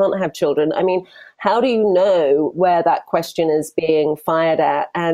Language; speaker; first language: English; native; English